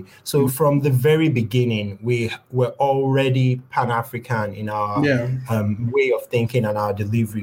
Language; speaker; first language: English; non-native, local second language; Yoruba